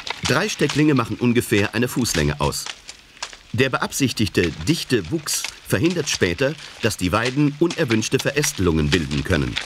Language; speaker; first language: German; native; German